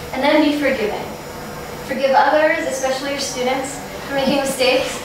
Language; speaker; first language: English; native; English